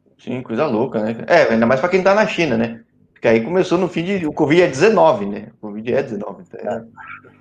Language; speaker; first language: Portuguese; native; Portuguese